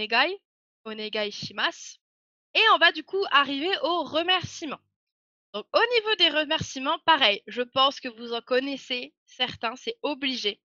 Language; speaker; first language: French; native; French